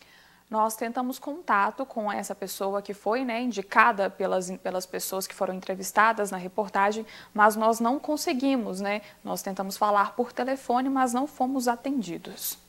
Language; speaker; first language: Portuguese; native; Portuguese